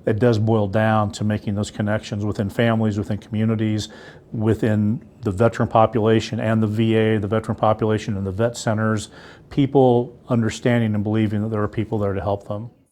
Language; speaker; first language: English; native; English